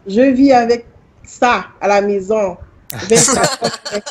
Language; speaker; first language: French; non-native, local second language; Haitian Creole